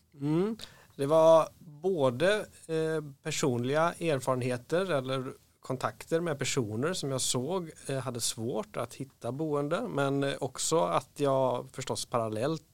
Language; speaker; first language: Swedish; native; Swedish